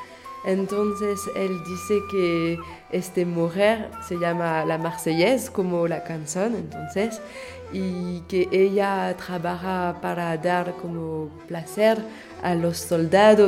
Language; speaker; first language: Spanish; non-native, fluent; French